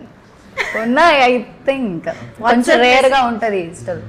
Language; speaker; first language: Telugu; non-native, learner; Malayalam